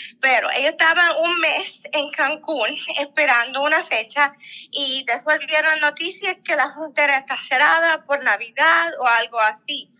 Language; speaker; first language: Spanish; non-native, fluent; Russian